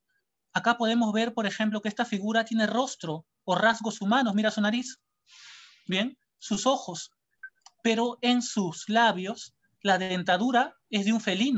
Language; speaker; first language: Spanish; native; Spanish